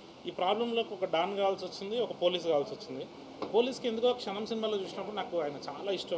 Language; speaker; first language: Telugu; native; Telugu